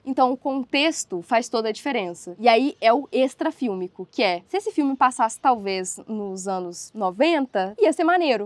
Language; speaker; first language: Portuguese; native; Portuguese